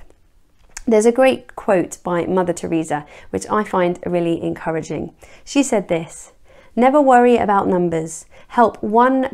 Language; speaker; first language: English; native; English